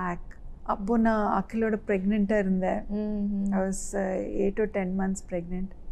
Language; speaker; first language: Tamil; non-native, local second language; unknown